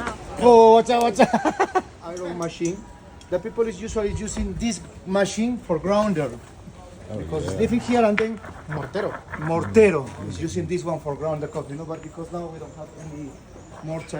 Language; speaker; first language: English; non-native, learner; Spanish